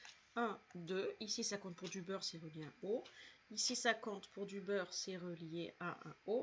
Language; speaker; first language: French; native; French